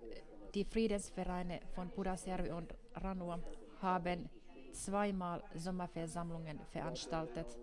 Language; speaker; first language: German; non-native, fluent; Finnish